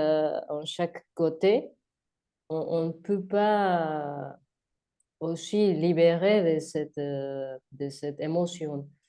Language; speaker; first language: French; non-native, learner; Spanish